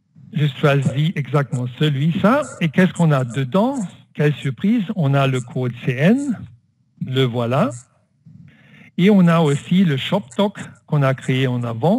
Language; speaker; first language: French; non-native, fluent; German